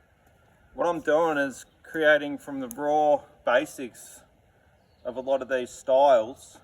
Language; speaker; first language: English; native; English